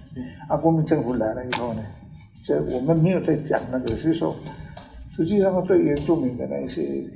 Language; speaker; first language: Chinese; non-native, local second language; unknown